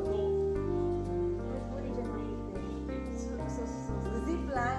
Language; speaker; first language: Japanese; non-native, fluent; Filipino